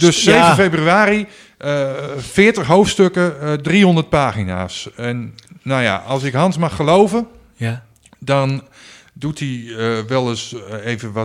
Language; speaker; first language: Dutch; native; Dutch